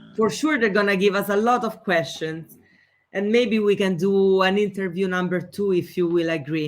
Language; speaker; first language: English; non-native, fluent; Italian